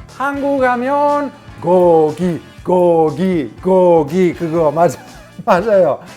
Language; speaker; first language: Korean; non-native, learner; Italian